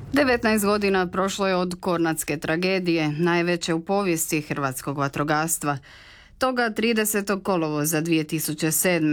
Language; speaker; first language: Serbian; native; Serbian